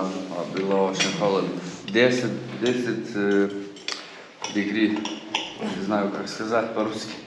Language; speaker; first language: Russian; non-native, learner; Lithuanian